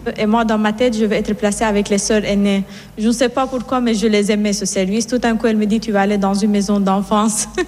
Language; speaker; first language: French; non-native, fluent; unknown